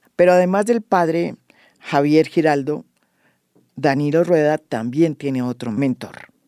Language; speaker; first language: Spanish; native; Spanish